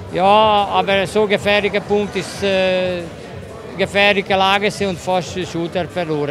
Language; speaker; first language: German; non-native, learner; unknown